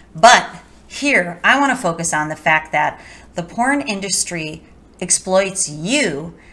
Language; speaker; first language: English; native; English